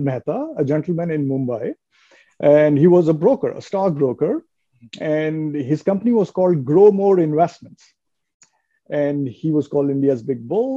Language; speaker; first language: English; non-native, local second language; Hindi